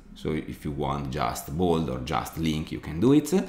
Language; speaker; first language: English; non-native, fluent; Italian